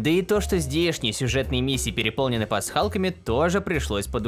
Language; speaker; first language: Russian; native; Russian